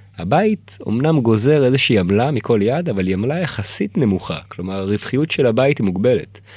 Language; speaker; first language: Hebrew; early bilingual, other home language; Russian